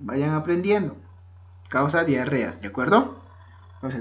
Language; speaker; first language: Spanish; native; Spanish